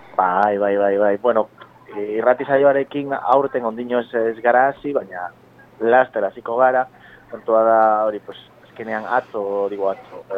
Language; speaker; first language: Basque; non-native, fluent; Galician